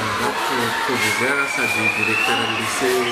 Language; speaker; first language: French; non-native, local second language; Malagasy